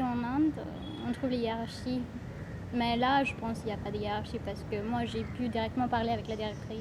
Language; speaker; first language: French; non-native, fluent; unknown